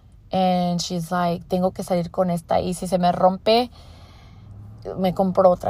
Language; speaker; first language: Spanish; early bilingual, heritage; Spanish